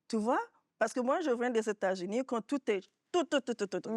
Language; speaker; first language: French; non-native, fluent; Yoruba